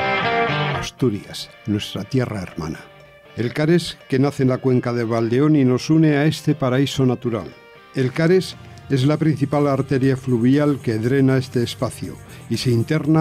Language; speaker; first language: Spanish; native; Spanish